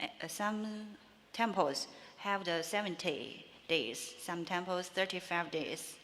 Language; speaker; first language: English; non-native, learner; Chinese